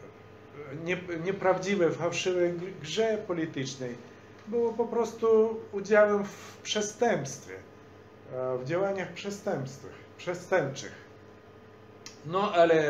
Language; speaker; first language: Polish; non-native, fluent; Belarusian